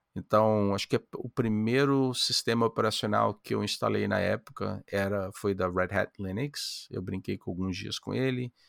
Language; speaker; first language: Portuguese; native; Portuguese